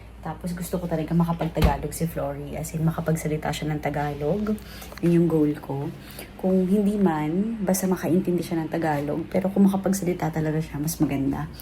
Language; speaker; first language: Filipino; native; Filipino